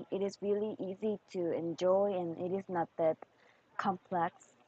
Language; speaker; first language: English; non-native, learner; Korean